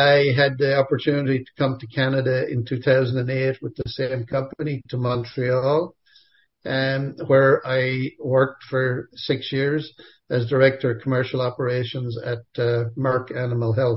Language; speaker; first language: English; native; English